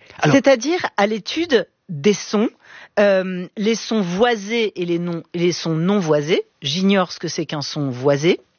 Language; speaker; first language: French; native; French